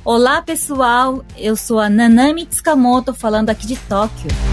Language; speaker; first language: Portuguese; early bilingual, heritage; Portuguese